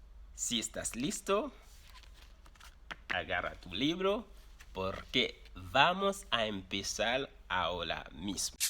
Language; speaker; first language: Spanish; non-native, fluent; Haitian Creole